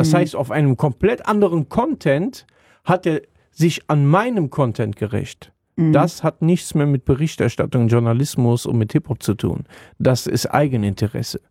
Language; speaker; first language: German; native; German